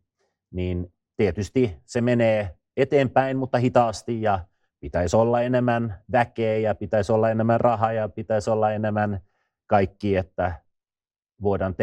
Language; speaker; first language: Finnish; non-native, fluent; Swedish